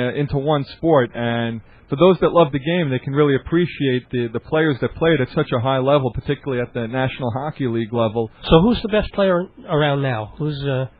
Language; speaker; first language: English; native; English